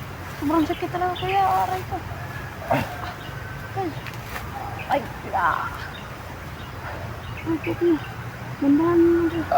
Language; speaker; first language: Filipino; non-native, local second language; Cebuano